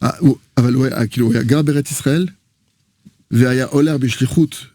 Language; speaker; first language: Hebrew; non-native, fluent; French